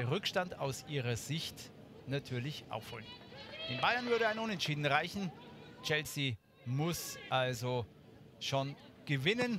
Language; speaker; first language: German; native; German